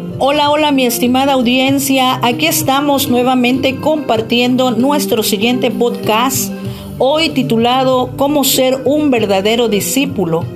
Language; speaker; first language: Spanish; native; Spanish